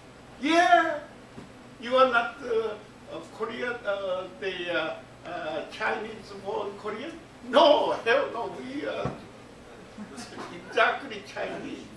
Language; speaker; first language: English; non-native, learner; Korean